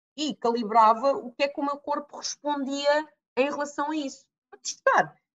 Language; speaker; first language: Portuguese; early bilingual, other home language; English